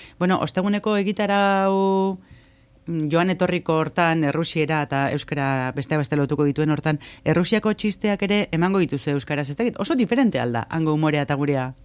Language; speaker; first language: Basque; native; Basque